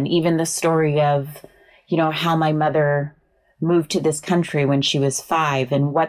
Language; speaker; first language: English; native; English